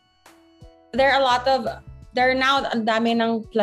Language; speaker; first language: English; non-native, local second language; Hiligaynon